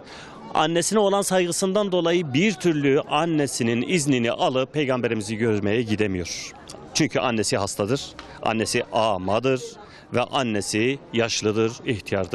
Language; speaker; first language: Turkish; native; Turkish